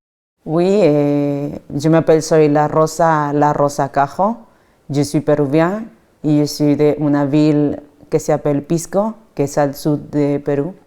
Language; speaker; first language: French; non-native, fluent; Spanish